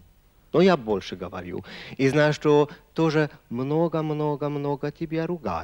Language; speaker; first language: Russian; non-native, fluent; Swedish